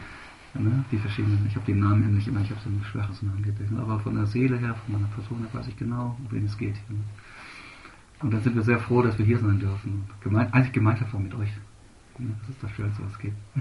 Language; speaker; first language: German; native; German